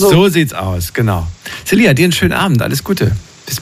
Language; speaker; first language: German; native; German